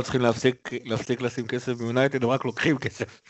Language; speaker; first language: Hebrew; native; Hebrew